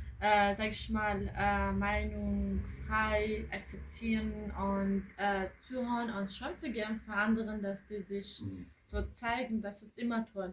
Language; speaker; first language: German; early bilingual, other home language; Kurdish